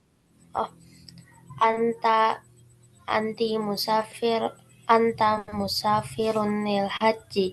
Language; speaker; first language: Arabic; non-native, learner; Indonesian